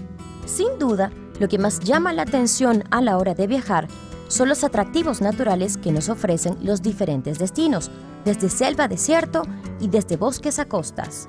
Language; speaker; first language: Spanish; native; Spanish